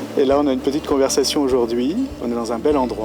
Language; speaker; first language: French; native; French